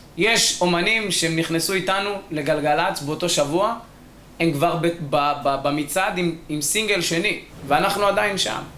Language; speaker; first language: Hebrew; early bilingual, other home language; Amharic